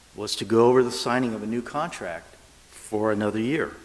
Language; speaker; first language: English; native; English